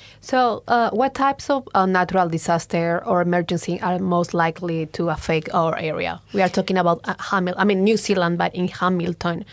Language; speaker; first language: English; non-native, fluent; Spanish